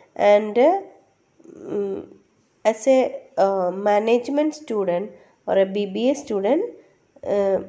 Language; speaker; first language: English; non-native, local second language; Malayalam